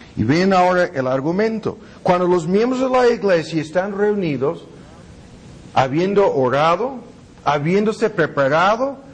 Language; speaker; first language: Spanish; non-native, fluent; English